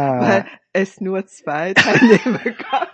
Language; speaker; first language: German; non-native, fluent; Hakka Chinese